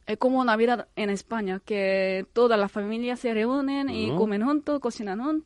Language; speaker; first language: Spanish; non-native, fluent; Korean